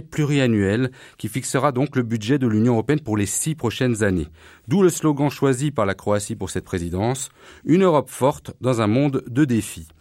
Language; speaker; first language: French; native; French